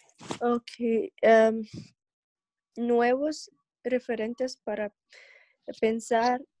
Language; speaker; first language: Spanish; non-native, learner; English